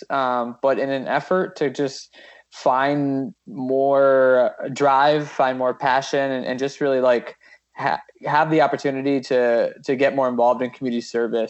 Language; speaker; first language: English; native; English